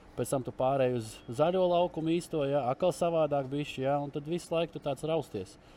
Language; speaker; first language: Latvian; native; Latvian